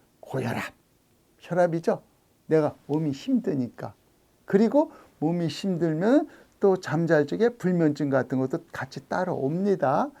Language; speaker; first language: Korean; native; Korean